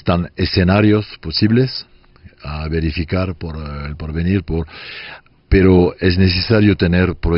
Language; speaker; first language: Spanish; non-native, fluent; French